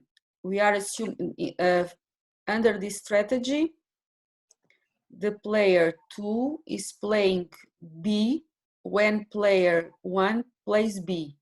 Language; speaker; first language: English; non-native, fluent; Portuguese